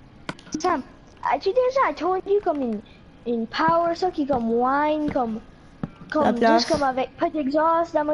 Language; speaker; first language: French; native; French